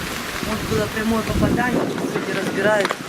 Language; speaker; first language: Russian; native; Russian